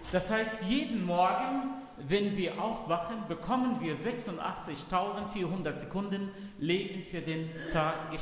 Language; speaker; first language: German; non-native, fluent; Arabic